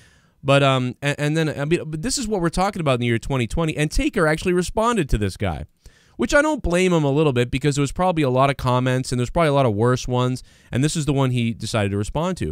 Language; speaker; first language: English; native; English